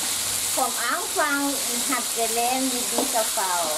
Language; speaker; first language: German; non-native, learner; Thai